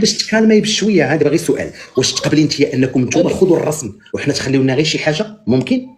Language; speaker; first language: Arabic; native; Arabic